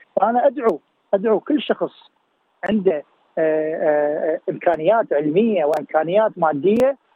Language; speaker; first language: Arabic; native; Arabic